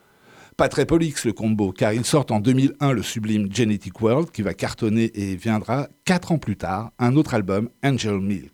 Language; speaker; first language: French; native; French